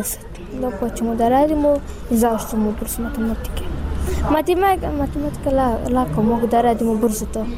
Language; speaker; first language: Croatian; non-native, learner; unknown